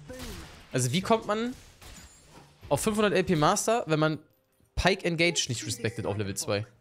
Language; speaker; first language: German; native; German